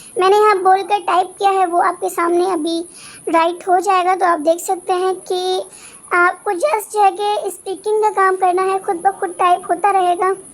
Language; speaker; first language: Urdu; native; Urdu